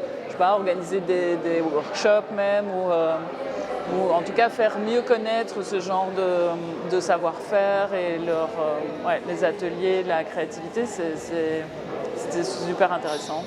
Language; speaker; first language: French; native; French